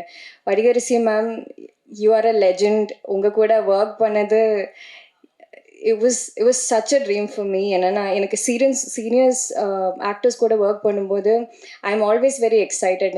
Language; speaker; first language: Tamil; non-native, learner; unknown